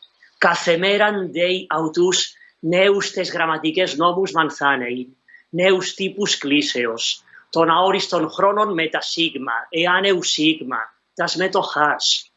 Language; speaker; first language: Greek; non-native, fluent; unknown